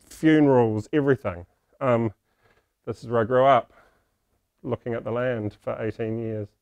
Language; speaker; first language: English; native; English